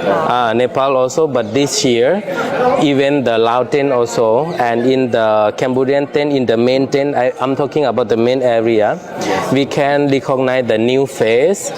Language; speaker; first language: English; non-native, fluent; Lao